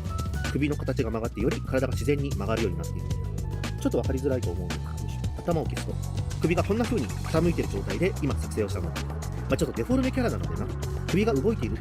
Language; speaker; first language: Japanese; native; Japanese